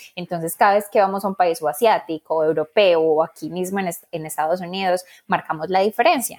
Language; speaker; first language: Spanish; native; Spanish